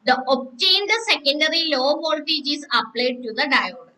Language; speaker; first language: English; non-native, local second language; Malayalam